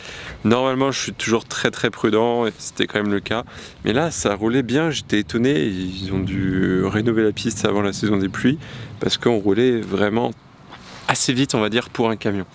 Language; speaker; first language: French; native; French